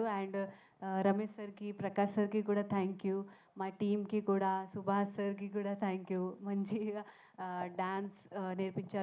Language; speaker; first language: Telugu; non-native, learner; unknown